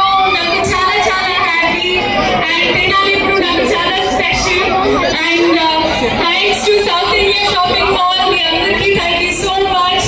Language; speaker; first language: Telugu; non-native, learner; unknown